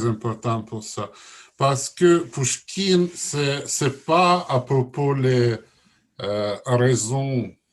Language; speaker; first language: French; non-native, learner; Russian